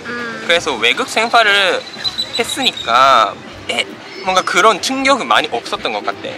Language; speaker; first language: Korean; non-native, fluent; Japanese